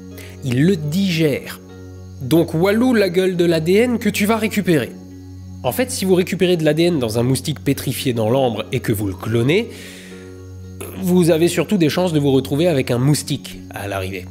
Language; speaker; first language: French; native; French